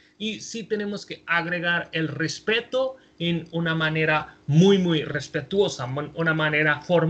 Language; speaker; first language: Spanish; non-native, fluent; Hindi